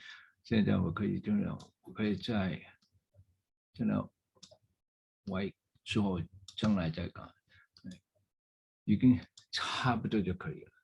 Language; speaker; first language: Chinese; non-native, fluent; English